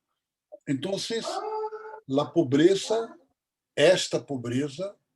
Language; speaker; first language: Spanish; non-native, learner; Portuguese